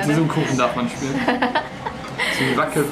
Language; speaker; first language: German; native; German